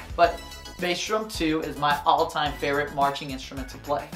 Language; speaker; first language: English; native; English